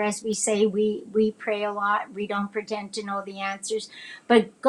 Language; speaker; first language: English; native; English